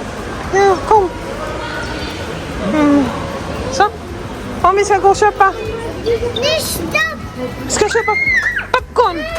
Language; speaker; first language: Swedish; non-native, learner; Filipino